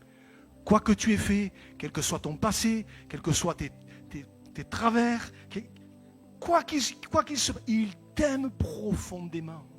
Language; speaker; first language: French; native; French